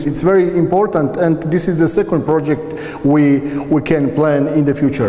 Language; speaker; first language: English; non-native, learner; Bosnian